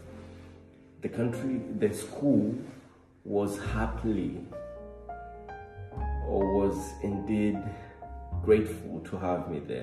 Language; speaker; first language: English; non-native, local second language; Swahili